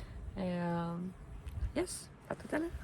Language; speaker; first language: French; native; French